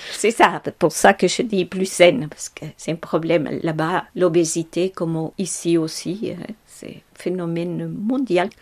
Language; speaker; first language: French; non-native, fluent; Spanish